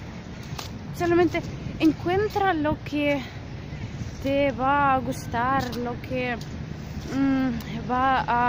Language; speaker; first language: Spanish; non-native, fluent; Russian